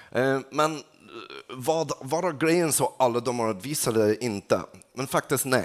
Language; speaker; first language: Swedish; non-native, fluent; English